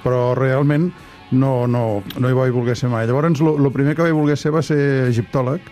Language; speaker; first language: Catalan; native; Catalan